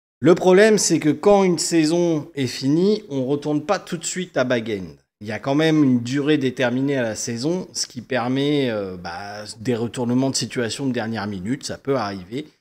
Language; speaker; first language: French; native; French